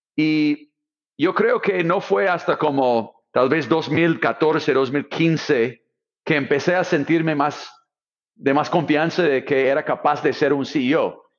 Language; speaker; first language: Spanish; non-native, fluent; English